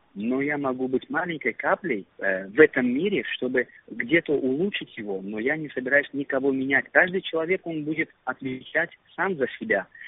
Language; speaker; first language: Russian; non-native, local second language; Uzbek